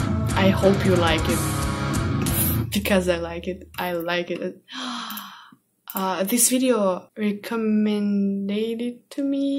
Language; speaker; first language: English; non-native, learner; Russian